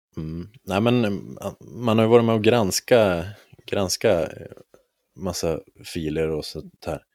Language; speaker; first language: Swedish; native; Swedish